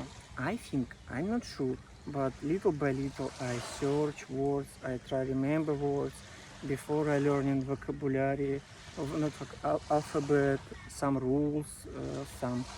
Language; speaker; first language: English; non-native, learner; Russian